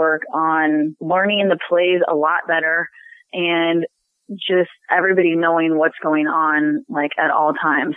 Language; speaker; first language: English; native; English